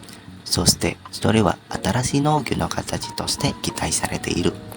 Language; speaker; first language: Japanese; non-native, learner; Indonesian